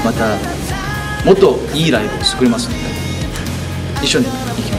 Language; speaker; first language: Japanese; non-native, fluent; Korean